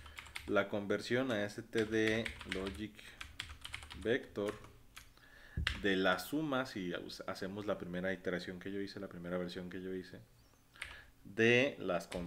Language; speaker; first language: Spanish; native; Spanish